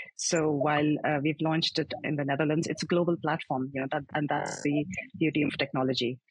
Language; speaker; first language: English; non-native, local second language; Hindi